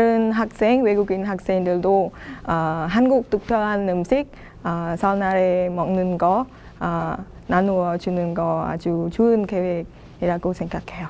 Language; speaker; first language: Korean; non-native, learner; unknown